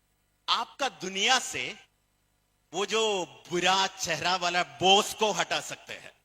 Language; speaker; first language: Hindi; non-native, fluent; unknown